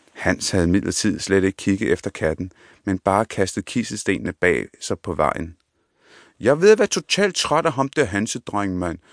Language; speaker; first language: Danish; early bilingual, other home language; Punjabi